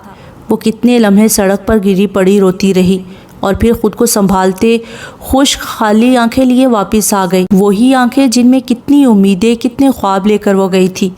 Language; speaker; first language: Urdu; native; Urdu